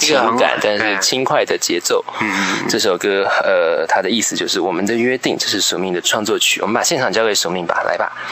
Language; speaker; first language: Chinese; native; Chinese